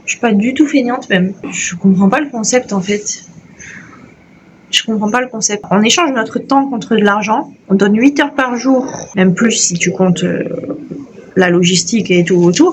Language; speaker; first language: French; native; French